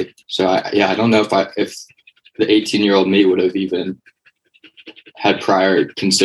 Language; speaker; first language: English; native; English